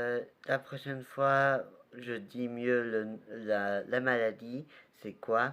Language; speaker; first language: French; non-native, learner; Portuguese